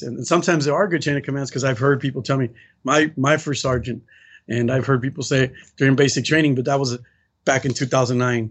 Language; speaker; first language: English; native; English